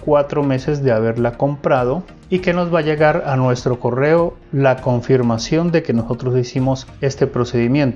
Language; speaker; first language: Spanish; native; Spanish